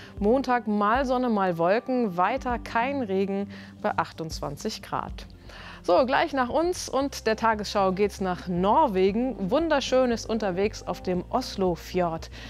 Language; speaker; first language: German; native; German